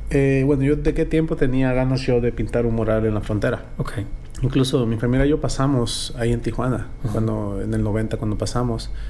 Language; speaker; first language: Spanish; early bilingual, heritage; Spanish